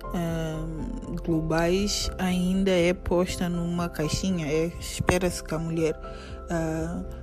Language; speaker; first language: Portuguese; native; Portuguese